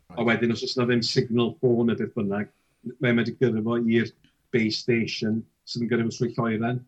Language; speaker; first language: Welsh; native; Welsh